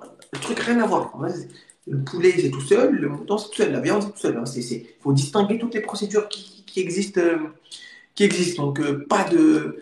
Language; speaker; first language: French; native; French